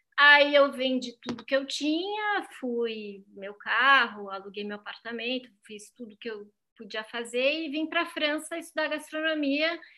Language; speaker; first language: Portuguese; native; Portuguese